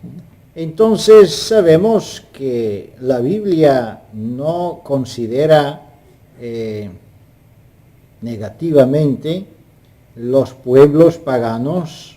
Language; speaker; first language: Spanish; non-native, fluent; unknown